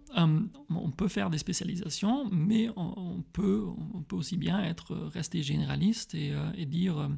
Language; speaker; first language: French; early bilingual, heritage; French